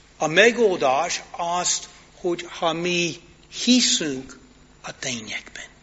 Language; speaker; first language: Hungarian; non-native, fluent; English